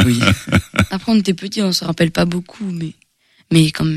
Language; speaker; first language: French; early bilingual, other home language; Portuguese